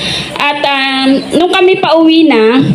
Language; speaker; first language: Filipino; native; Filipino